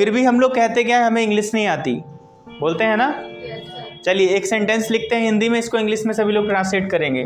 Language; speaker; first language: Hindi; native; Hindi